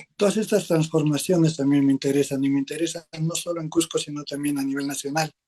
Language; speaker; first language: Spanish; native; Spanish